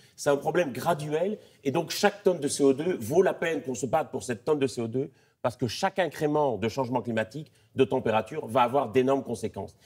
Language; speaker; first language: French; native; French